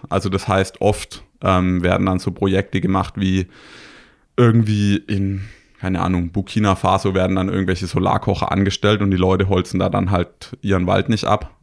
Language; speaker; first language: German; native; German